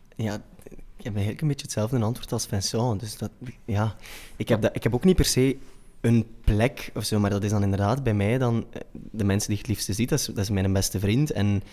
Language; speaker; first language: Dutch; native; Dutch